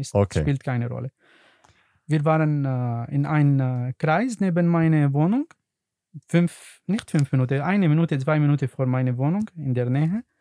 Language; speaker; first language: German; non-native, learner; Arabic